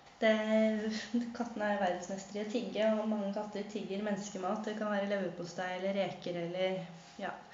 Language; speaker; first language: Norwegian; native; Norwegian